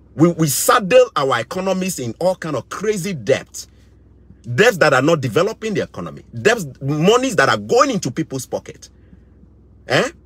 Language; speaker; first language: English; non-native, local second language; Akan